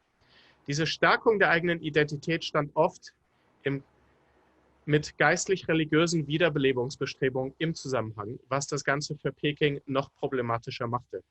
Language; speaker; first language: German; native; German